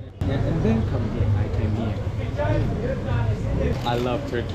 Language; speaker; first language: English; non-native, learner; Korean